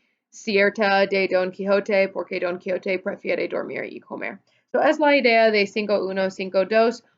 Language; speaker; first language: Spanish; non-native, fluent; English